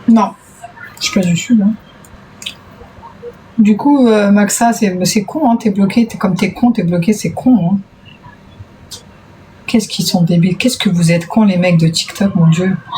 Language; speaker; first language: French; native; French